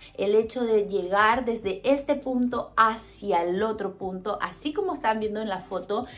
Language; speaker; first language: Spanish; native; Spanish